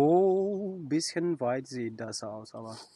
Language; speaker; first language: German; non-native, learner; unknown